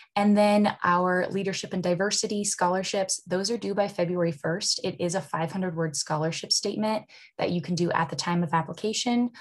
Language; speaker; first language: English; native; English